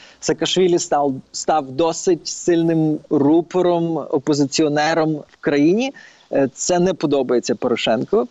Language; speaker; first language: Ukrainian; early bilingual, heritage; Ukrainian